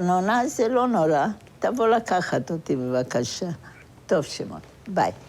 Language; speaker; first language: Hebrew; non-native, fluent; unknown